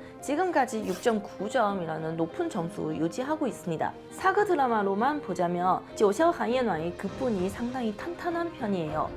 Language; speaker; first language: Korean; non-native, fluent; Chinese